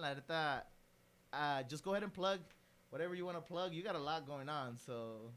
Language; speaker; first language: English; early bilingual, other home language; Spanish